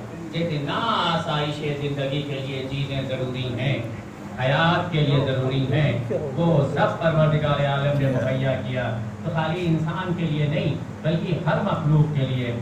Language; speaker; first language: Urdu; native; Urdu